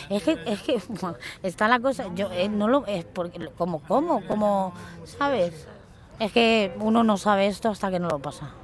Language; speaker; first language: Spanish; native; Spanish